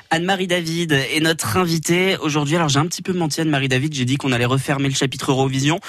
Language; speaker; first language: French; native; French